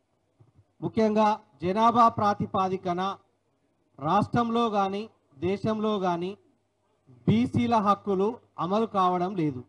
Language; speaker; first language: Telugu; native; Telugu